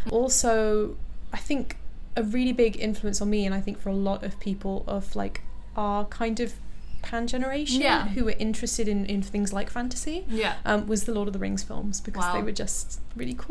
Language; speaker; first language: English; native; English